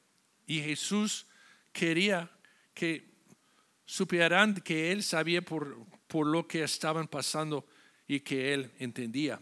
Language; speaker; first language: Spanish; non-native, fluent; English